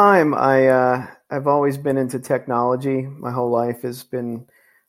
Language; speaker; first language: English; native; English